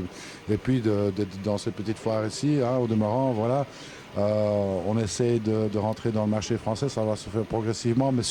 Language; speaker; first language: French; native; French